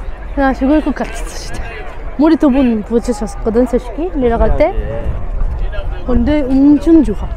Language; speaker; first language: Korean; non-native, fluent; Arabic